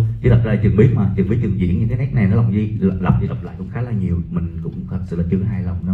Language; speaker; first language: Vietnamese; native; Vietnamese